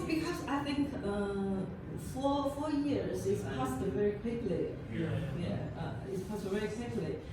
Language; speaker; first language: English; non-native, learner; Chinese